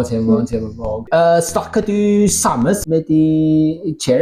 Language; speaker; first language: Norwegian; non-native, learner; Welsh